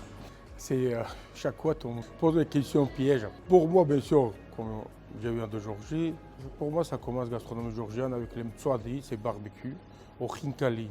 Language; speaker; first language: French; non-native, fluent; Georgian